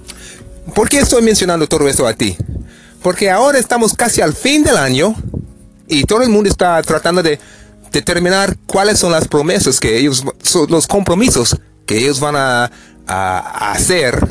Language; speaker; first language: Spanish; non-native, fluent; English